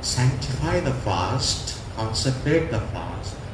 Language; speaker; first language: English; non-native, local second language; Telugu